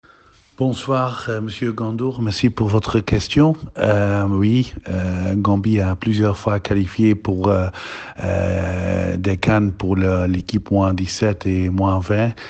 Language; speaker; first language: French; non-native, learner; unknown